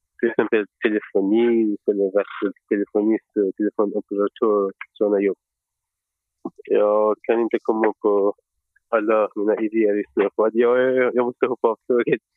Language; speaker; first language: Swedish; non-native, fluent; Persian